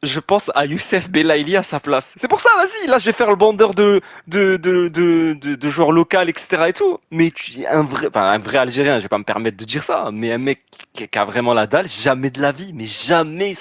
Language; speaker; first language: French; native; French